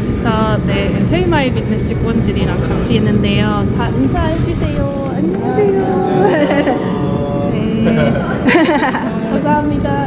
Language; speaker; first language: Korean; non-native, fluent; English